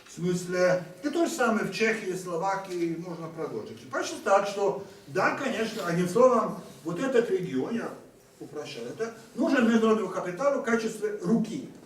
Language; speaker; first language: Russian; non-native, fluent; Hungarian